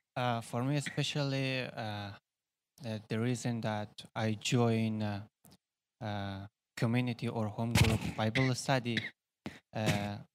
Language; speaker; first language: English; non-native, learner; Persian